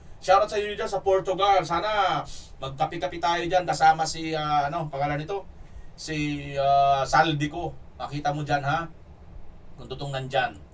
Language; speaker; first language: Filipino; non-native, local second language; Cebuano